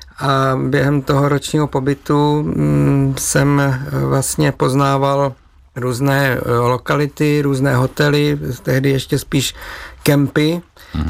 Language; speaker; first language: Czech; native; Czech